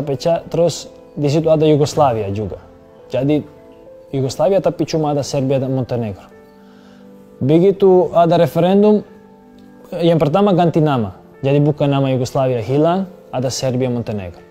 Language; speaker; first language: Indonesian; non-native, fluent; Serbian